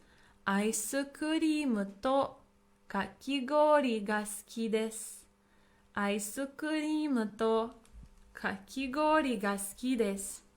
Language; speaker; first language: Japanese; non-native, fluent; English